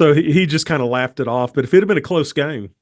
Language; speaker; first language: English; native; English